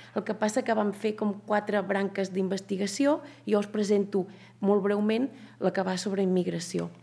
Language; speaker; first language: Catalan; native; Catalan